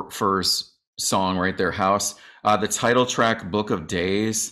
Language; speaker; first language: English; native; English